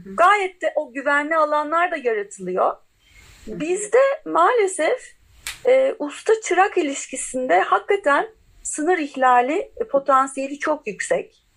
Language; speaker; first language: Turkish; native; Turkish